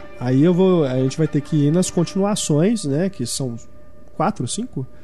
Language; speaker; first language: Portuguese; native; Portuguese